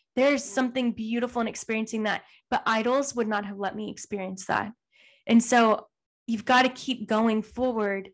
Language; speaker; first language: English; native; English